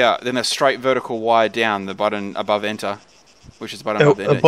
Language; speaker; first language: English; native; English